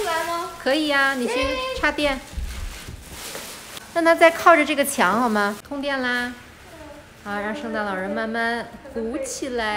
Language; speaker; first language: Chinese; native; Chinese